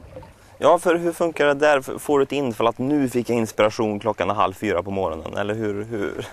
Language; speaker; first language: Swedish; native; Swedish